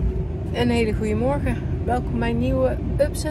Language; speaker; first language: Dutch; native; Dutch